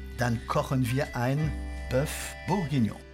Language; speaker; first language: German; non-native, fluent; French